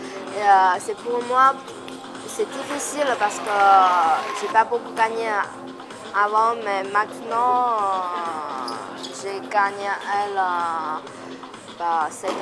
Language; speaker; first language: French; non-native, learner; Chinese